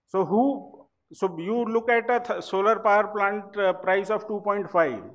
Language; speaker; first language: English; non-native, local second language; Hindi